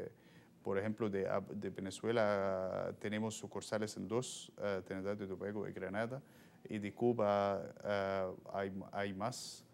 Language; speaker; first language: Spanish; non-native, fluent; Arabic